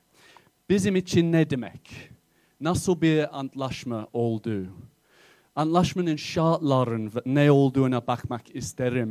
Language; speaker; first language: Turkish; non-native, fluent; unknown